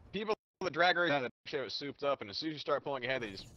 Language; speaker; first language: English; native; English